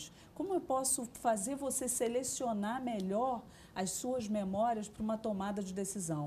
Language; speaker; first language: Portuguese; native; Portuguese